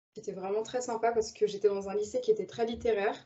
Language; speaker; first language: French; native; French